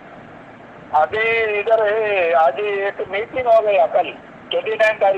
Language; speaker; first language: Hindi; non-native, local second language; Malayalam